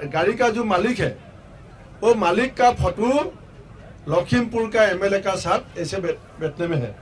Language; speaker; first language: Hindi; non-native, local second language; Assamese